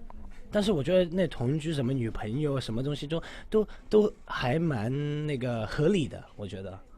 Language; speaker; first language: Chinese; non-native, local second language; Cantonese